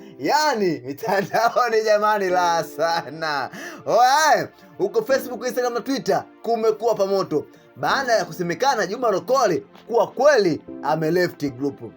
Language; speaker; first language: Swahili; native; Swahili